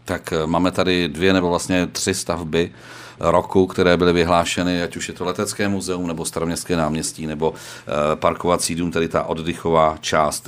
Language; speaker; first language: Czech; native; Czech